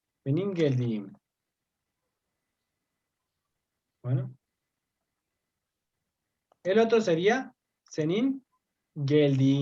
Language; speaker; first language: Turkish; non-native, learner; Spanish